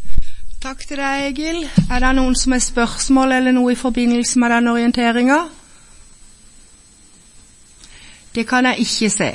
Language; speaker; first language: Norwegian; native; Norwegian